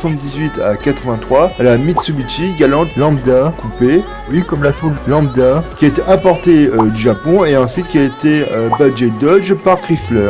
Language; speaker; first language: French; native; French